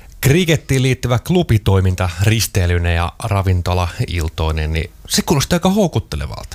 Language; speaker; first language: Finnish; native; Finnish